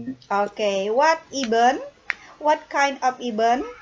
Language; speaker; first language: English; non-native, learner; Indonesian